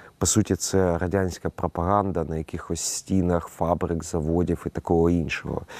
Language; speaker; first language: Ukrainian; non-native, local second language; Russian